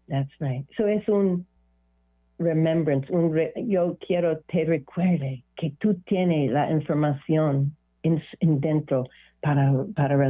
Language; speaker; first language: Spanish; non-native, learner; English